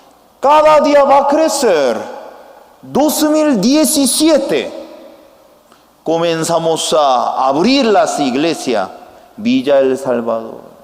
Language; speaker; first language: Spanish; non-native, fluent; Korean